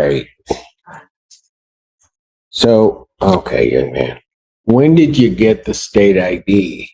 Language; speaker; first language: English; native; English